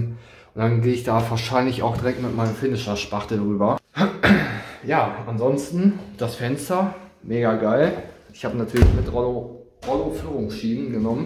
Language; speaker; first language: German; native; German